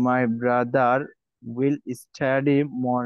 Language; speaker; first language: English; non-native, learner; Bangla